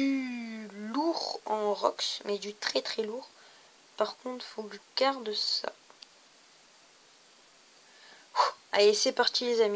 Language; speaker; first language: French; native; French